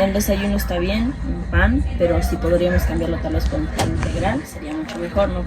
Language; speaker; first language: Spanish; native; Spanish